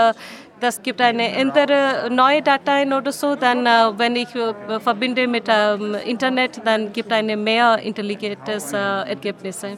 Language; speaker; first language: German; non-native, learner; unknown